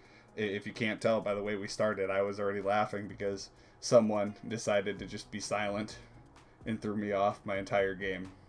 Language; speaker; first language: English; native; English